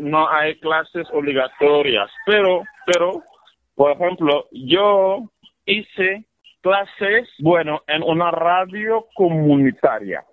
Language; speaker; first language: Spanish; non-native, fluent; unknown